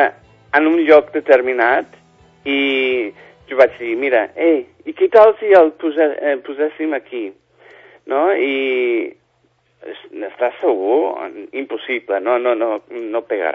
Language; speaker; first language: Catalan; non-native, fluent; English